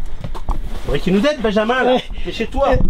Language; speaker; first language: French; native; French